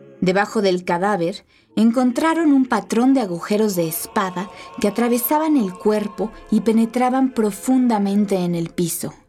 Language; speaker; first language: Spanish; native; Spanish